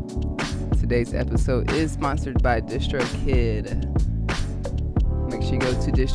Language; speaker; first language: English; native; English